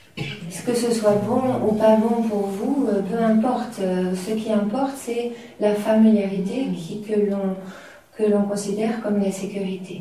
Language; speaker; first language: French; native; French